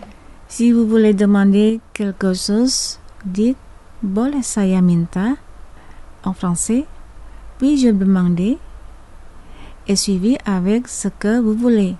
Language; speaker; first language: French; non-native, fluent; Indonesian